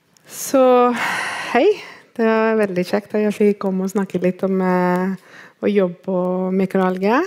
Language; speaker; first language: Norwegian; non-native, fluent; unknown